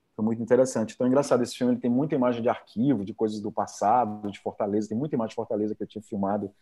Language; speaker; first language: Portuguese; native; Portuguese